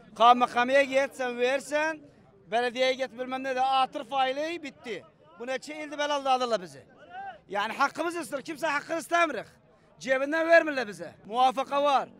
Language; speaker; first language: Turkish; native; Turkish